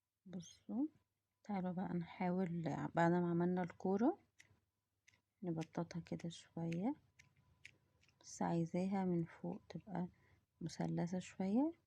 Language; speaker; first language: Arabic; native; Arabic